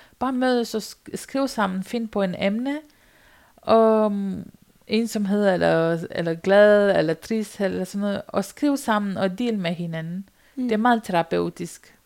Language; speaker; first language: Danish; non-native, fluent; Romanian